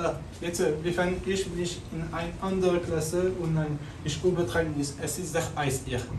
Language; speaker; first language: German; non-native, learner; French